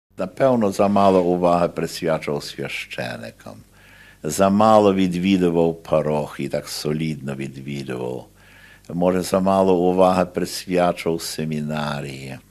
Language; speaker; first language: Ukrainian; early bilingual, heritage; Ukrainian